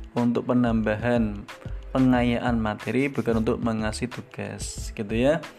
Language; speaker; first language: English; non-native, fluent; Indonesian